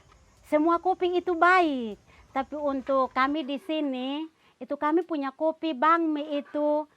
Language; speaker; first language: Indonesian; non-native, local second language; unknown